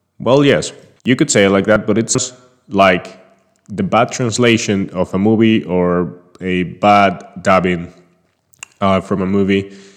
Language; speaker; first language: English; non-native, fluent; Spanish